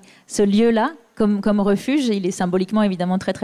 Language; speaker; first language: French; native; French